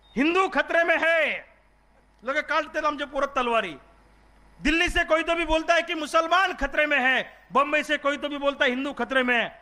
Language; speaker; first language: Hindi; non-native, local second language; Marathi